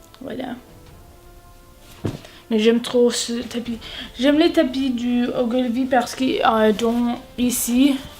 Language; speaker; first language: French; non-native, learner; English